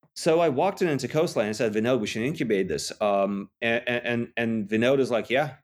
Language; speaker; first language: English; non-native, fluent; Russian